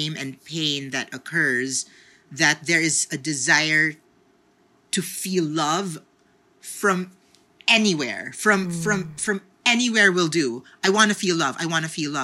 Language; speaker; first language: English; non-native, local second language; Filipino